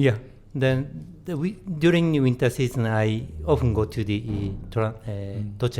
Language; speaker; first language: English; non-native, learner; Japanese